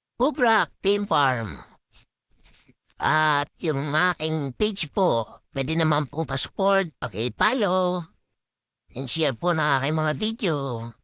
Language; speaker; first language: Filipino; non-native, local second language; Bikol